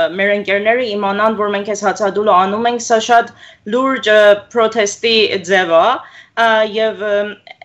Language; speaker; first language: Armenian; early bilingual, heritage; Armenian